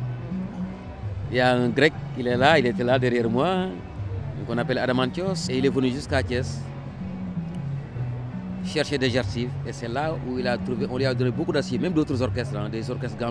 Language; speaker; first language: French; non-native, local second language; Wolof